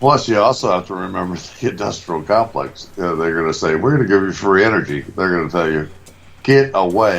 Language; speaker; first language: English; native; English